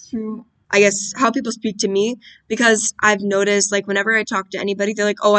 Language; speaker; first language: English; native; English